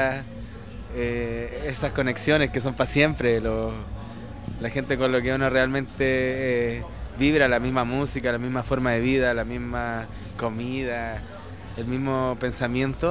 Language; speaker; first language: Spanish; native; Spanish